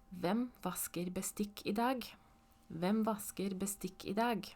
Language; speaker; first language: Norwegian; non-native, fluent; Polish